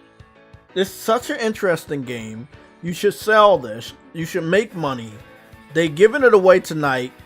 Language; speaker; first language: English; native; English